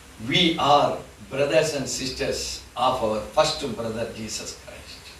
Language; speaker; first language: English; non-native, local second language; Tamil